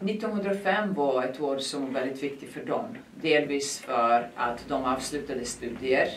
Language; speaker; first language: Swedish; non-native, fluent; Serbian